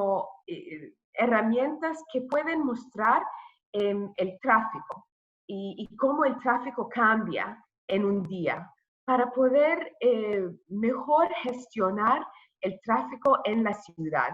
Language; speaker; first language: Spanish; non-native, fluent; English